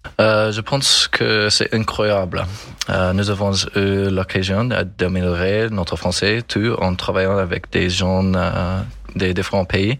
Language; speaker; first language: French; non-native, learner; English